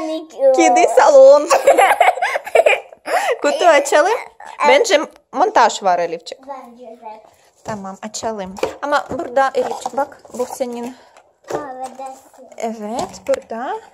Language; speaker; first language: Turkish; non-native, learner; Russian